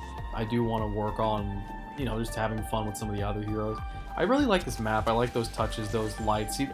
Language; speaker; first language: English; native; English